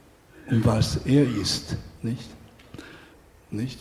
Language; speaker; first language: German; non-native, fluent; Spanish